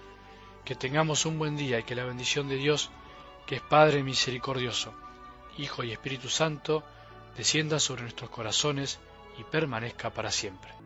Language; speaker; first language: Spanish; native; Spanish